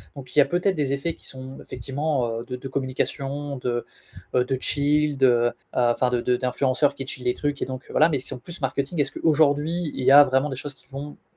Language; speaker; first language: French; native; French